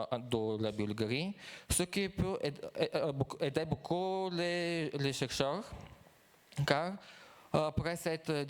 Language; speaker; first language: French; non-native, fluent; Bulgarian